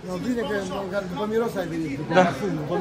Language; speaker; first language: Romanian; non-native, learner; Arabic